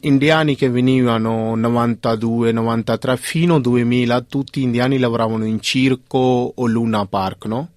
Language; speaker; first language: Italian; non-native, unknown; Punjabi